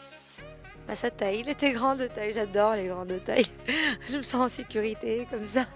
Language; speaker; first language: French; native; French